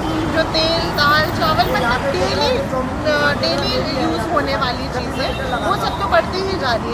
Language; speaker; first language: Hindi; native; Hindi